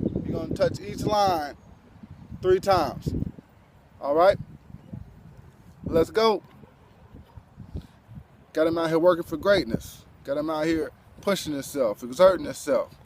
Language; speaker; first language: English; native; English